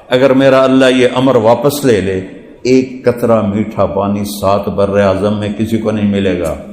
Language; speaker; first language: Urdu; non-native, local second language; Punjabi